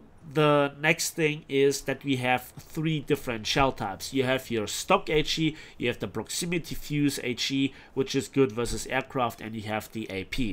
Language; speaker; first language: English; non-native, fluent; German